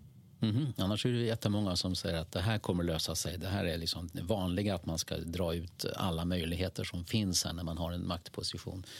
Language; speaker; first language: Swedish; native; Swedish